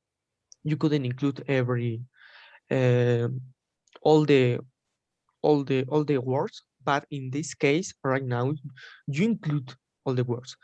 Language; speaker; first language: English; non-native, learner; Spanish